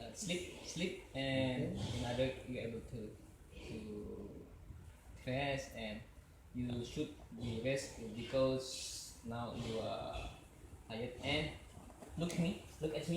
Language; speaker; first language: English; non-native, learner; Indonesian